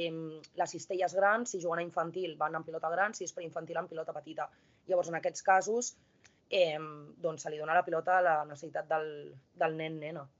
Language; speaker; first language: Catalan; native; Catalan